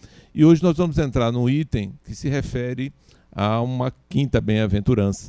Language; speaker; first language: Portuguese; native; Portuguese